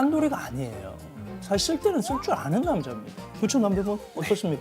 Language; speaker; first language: Korean; native; Korean